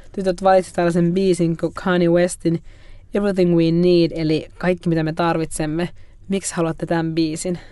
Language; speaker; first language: Finnish; native; Finnish